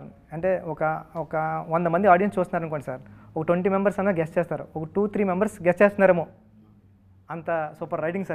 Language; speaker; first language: Telugu; native; Telugu